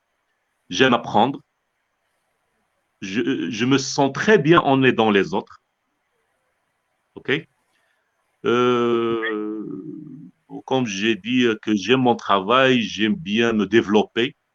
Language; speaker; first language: French; non-native, local second language; Arabic